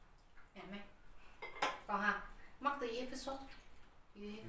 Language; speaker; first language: Vietnamese; native; Vietnamese